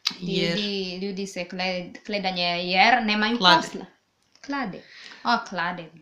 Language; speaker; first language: Serbian; native; Serbian